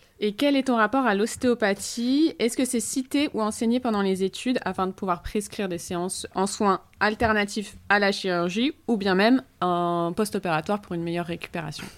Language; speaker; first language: French; native; French